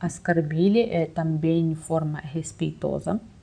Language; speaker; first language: Portuguese; non-native, fluent; Russian